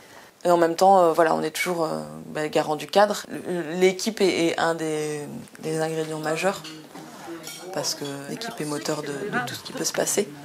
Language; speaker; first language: French; native; French